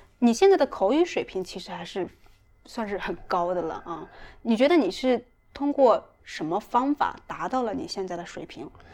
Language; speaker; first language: Chinese; native; Chinese